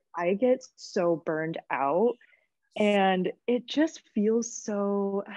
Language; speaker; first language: English; native; English